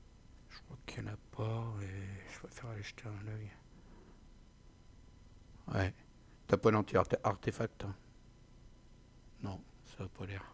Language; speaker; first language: French; native; French